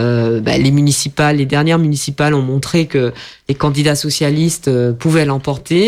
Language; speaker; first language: French; native; French